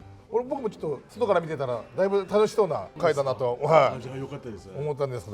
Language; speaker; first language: Japanese; native; Japanese